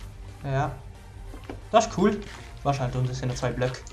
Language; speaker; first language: German; native; German